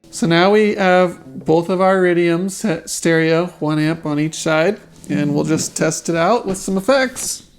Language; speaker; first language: English; native; English